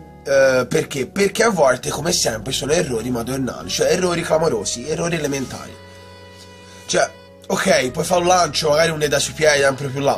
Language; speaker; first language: Italian; native; Italian